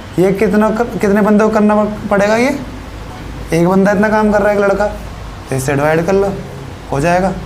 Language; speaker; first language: Hindi; native; Hindi